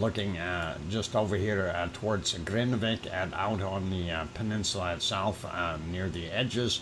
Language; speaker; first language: English; native; English